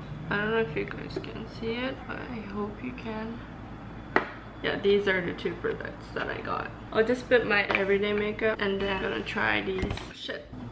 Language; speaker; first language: English; non-native, fluent; Japanese